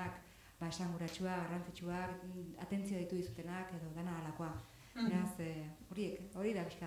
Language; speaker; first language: Basque; native; Basque